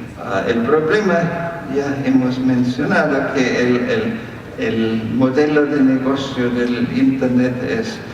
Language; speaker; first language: Spanish; non-native, fluent; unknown